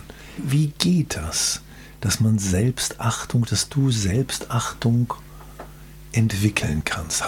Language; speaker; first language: German; native; German